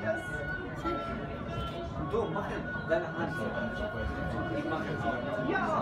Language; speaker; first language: German; non-native, learner; Arabic